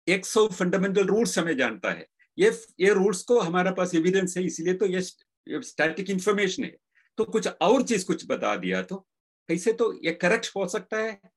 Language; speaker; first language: Hindi; non-native, local second language; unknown